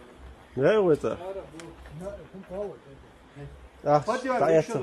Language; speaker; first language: German; non-native, fluent; Russian